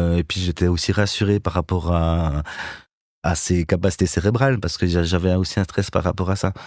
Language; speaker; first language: French; native; French